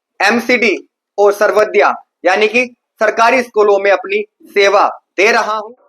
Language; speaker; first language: Hindi; native; Hindi